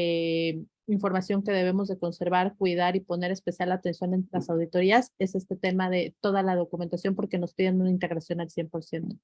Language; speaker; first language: Spanish; native; Spanish